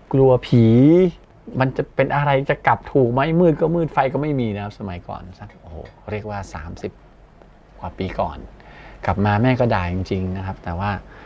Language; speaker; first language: Thai; native; Thai